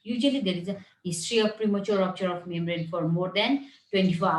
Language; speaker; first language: English; non-native, local second language; Nepali